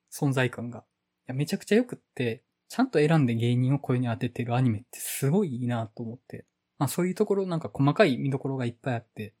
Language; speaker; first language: Japanese; native; Japanese